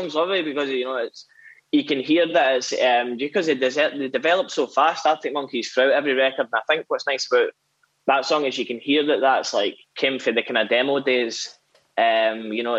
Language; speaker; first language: English; native; English